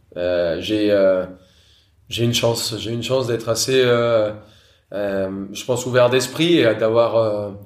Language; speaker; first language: French; non-native, fluent; Spanish